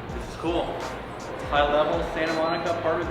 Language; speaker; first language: English; native; English